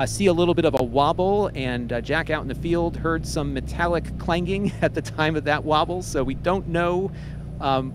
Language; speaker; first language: English; native; English